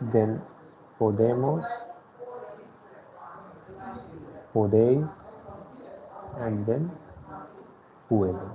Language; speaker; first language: Spanish; non-native, fluent; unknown